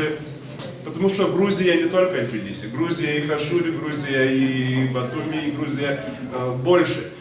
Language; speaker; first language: Russian; non-native, local second language; Georgian